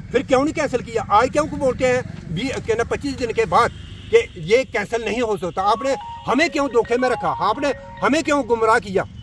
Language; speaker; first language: Hindi; native; Hindi